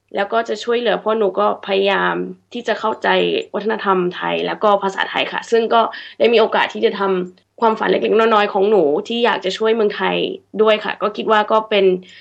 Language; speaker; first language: Thai; early bilingual, heritage; Thai